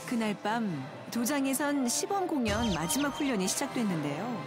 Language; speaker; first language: Korean; native; Korean